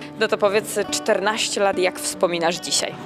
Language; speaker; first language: Polish; native; Polish